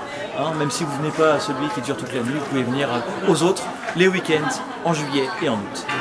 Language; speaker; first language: French; native; French